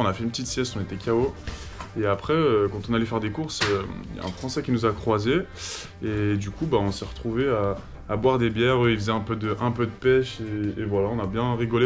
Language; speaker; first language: French; native; French